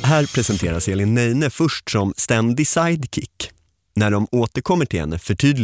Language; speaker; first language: Swedish; native; Swedish